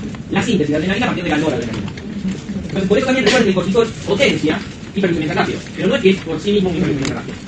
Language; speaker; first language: Spanish; native; Spanish